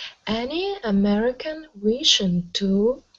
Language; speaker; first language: English; non-native, learner; Russian